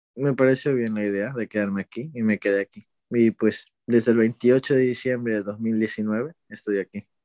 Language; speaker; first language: Spanish; native; Spanish